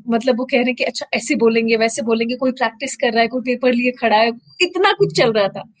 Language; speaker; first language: Hindi; native; Hindi